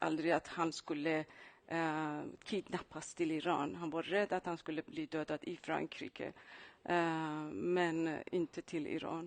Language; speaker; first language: Swedish; non-native, fluent; Persian